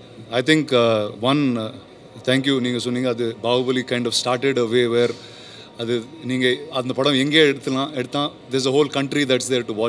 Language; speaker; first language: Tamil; non-native, learner; Telugu